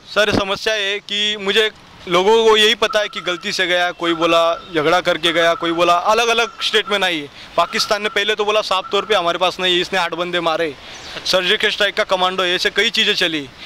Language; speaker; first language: Hindi; non-native, local second language; Marathi